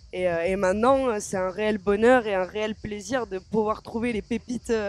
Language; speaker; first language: French; native; French